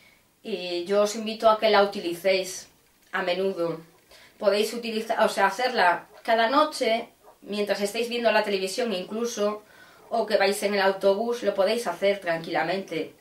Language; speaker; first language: Spanish; native; Spanish